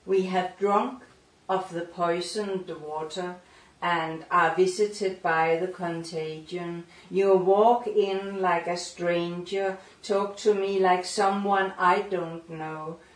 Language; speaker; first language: English; non-native, fluent; Danish